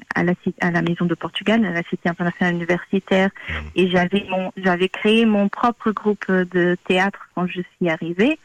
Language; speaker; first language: French; non-native, fluent; Portuguese